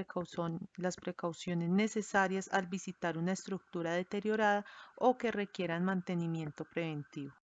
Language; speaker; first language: Spanish; native; Spanish